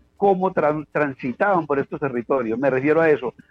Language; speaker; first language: Spanish; native; Spanish